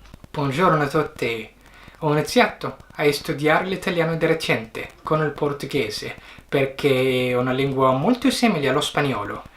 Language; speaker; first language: Italian; non-native, learner; Arabic